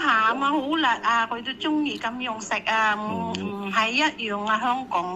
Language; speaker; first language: Cantonese; non-native, learner; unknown